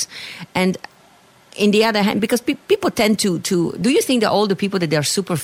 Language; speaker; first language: English; non-native, fluent; Italian